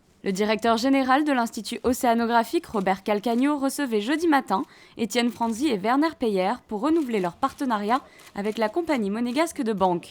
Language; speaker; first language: French; native; French